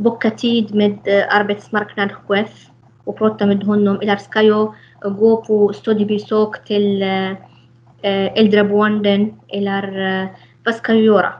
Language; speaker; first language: Swedish; non-native, fluent; Arabic